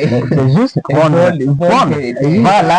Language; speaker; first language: French; non-native, learner; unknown